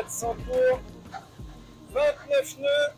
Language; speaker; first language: French; native; French